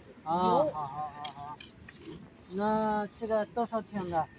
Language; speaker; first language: Chinese; non-native, learner; Bangla